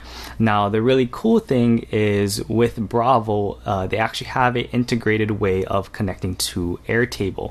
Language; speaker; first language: English; native; English